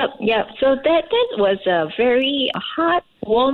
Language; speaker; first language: English; non-native, local second language; Cantonese